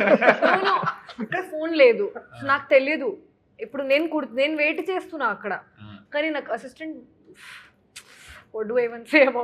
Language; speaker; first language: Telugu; non-native, fluent; Hindi